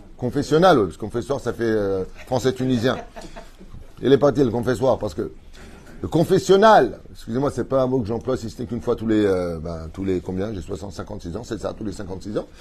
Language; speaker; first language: French; native; French